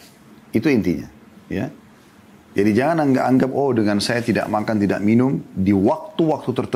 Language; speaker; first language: Indonesian; native; Indonesian